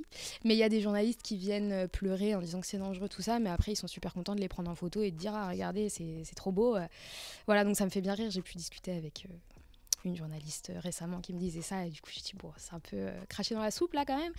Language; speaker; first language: French; native; French